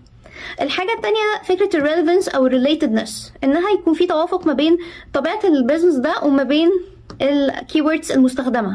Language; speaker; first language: Arabic; native; Arabic